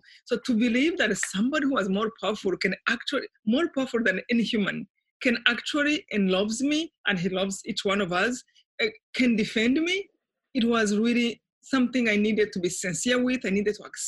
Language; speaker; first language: English; non-native, local second language; Kinyarwanda